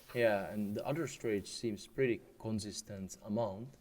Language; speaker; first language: English; non-native, fluent; Czech